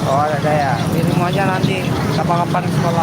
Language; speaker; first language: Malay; non-native, local second language; Achinese